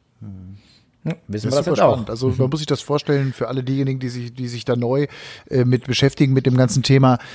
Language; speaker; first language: German; native; German